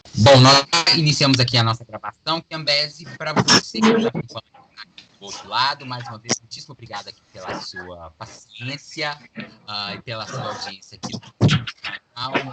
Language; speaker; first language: Portuguese; native; Portuguese